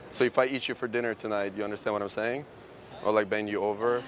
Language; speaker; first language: English; early bilingual, other home language; Russian